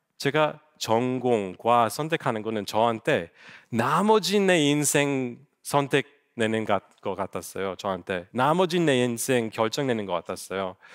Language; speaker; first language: Korean; non-native, fluent; English